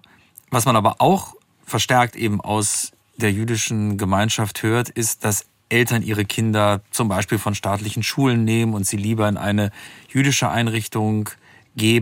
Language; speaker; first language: German; native; German